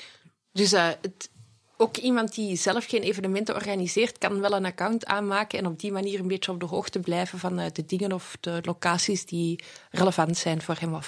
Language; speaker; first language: Dutch; native; Dutch